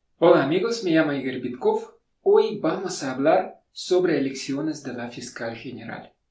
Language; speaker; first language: Spanish; non-native, fluent; Russian